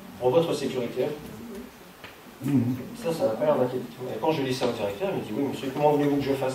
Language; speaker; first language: French; native; French